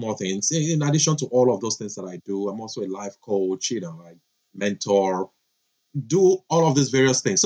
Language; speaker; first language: English; non-native, local second language; Yoruba